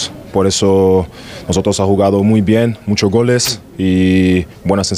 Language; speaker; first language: Spanish; non-native, learner; German